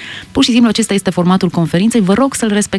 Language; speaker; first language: Romanian; native; Romanian